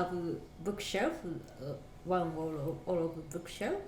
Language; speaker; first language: English; non-native, learner; Japanese